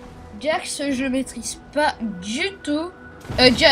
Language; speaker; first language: French; native; French